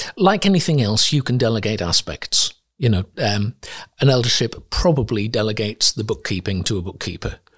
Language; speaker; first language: English; native; English